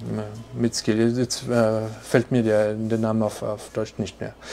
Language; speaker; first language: German; non-native, fluent; French